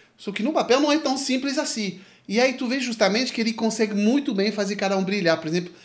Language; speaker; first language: Portuguese; non-native, fluent; French